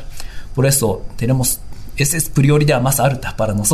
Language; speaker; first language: Spanish; non-native, learner; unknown